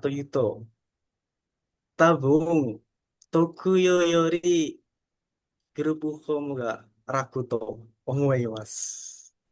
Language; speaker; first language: Japanese; non-native, learner; Indonesian